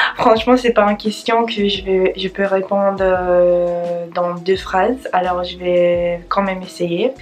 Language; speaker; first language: French; non-native, learner; English